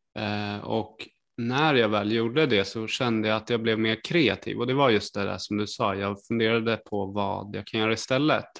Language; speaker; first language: Swedish; native; Swedish